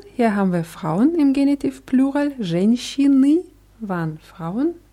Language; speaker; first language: German; non-native, fluent; Russian